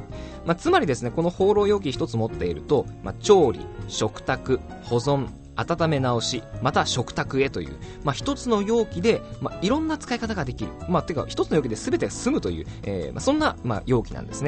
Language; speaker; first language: Japanese; native; Japanese